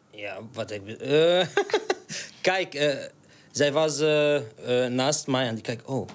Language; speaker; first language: Dutch; non-native, learner; Arabic